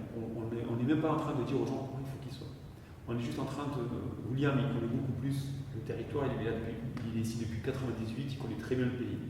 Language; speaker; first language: French; native; French